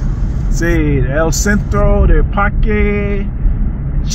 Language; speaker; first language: Spanish; non-native, learner; English